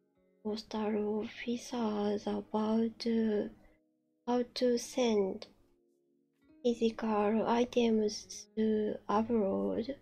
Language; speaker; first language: English; non-native, learner; Japanese